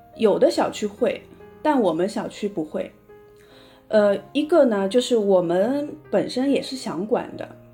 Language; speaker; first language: Chinese; native; Chinese